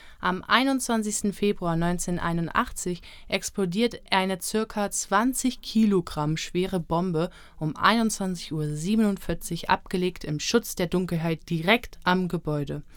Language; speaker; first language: German; native; German